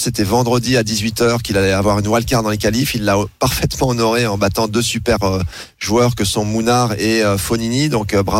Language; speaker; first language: French; native; French